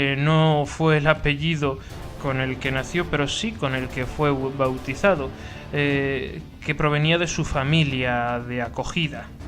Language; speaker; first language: Spanish; native; Spanish